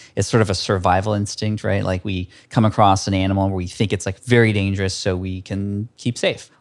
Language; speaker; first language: English; early bilingual, other home language; Filipino